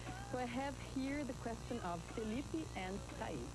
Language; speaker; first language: English; non-native, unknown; Portuguese